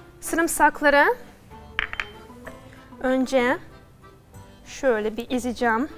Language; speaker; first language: Turkish; non-native, fluent; Russian